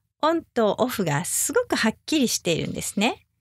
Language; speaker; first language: Japanese; native; Japanese